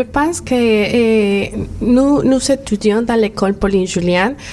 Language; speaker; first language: French; non-native, learner; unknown